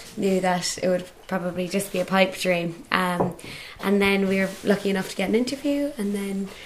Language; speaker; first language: English; native; English